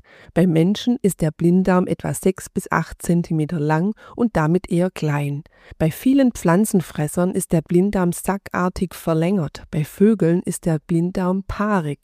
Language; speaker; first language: German; native; German